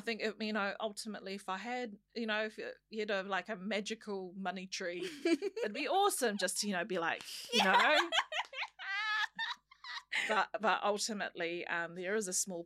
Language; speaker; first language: English; native; English